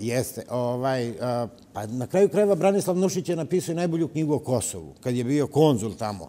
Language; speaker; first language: Serbian; native; Serbian